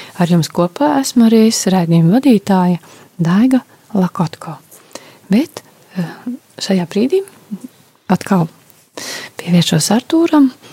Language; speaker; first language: Latvian; native; Latvian